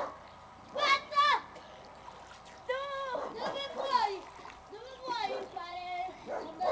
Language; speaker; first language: Italian; early bilingual, other home language; Filipino